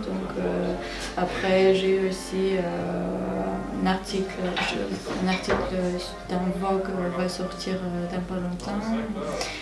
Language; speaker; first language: French; non-native, fluent; Armenian